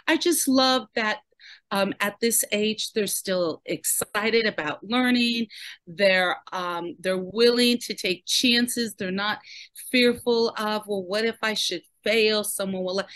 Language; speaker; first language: English; native; English